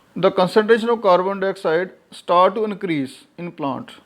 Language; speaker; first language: English; non-native, local second language; Punjabi